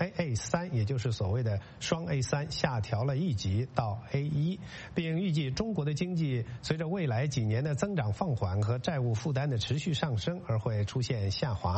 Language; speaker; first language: Chinese; native; Chinese